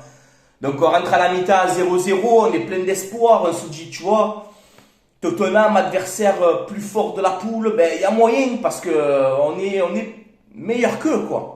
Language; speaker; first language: French; native; French